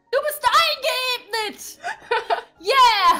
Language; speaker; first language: German; native; German